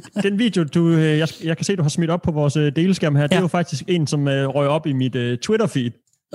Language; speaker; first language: Danish; native; Danish